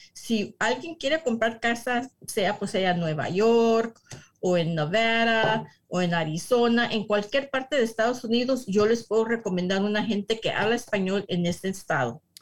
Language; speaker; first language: Spanish; early bilingual, heritage; Spanish